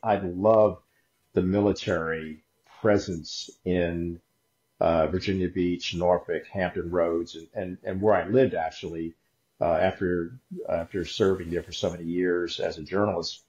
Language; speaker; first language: English; native; English